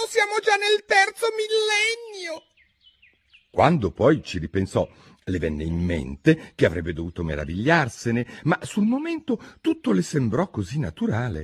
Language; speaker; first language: Italian; native; Italian